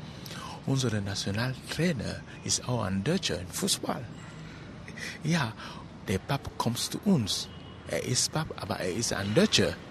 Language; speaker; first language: German; non-native, fluent; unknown